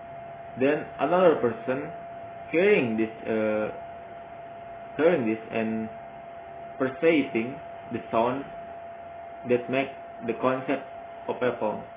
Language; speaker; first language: English; non-native, learner; Indonesian